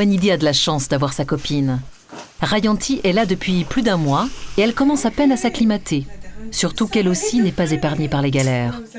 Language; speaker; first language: French; native; French